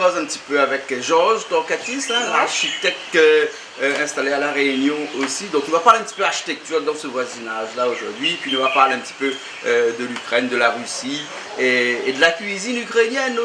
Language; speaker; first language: French; native; French